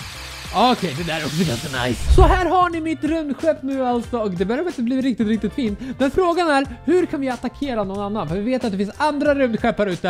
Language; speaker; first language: Swedish; native; Swedish